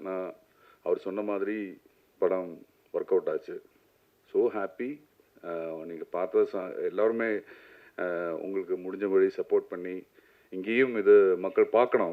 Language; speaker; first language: Tamil; non-native, learner; Malayalam